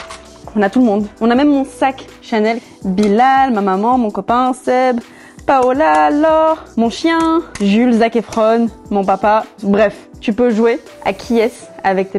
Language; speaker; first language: French; native; French